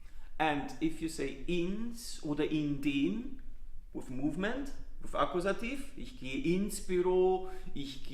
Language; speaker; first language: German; non-native, fluent; Italian